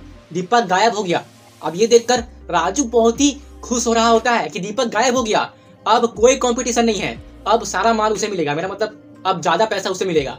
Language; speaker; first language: Hindi; native; Hindi